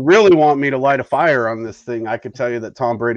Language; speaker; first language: English; native; English